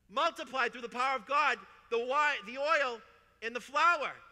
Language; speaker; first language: English; native; English